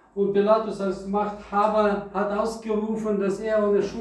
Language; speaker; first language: German; non-native, fluent; Russian